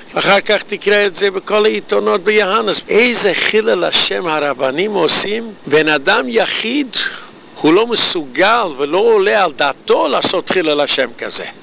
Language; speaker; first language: Hebrew; non-native, fluent; Yiddish